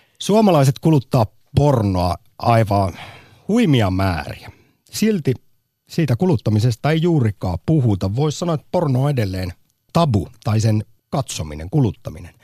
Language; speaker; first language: Finnish; native; Finnish